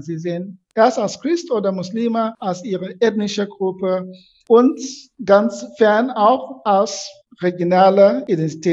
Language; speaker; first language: German; non-native, fluent; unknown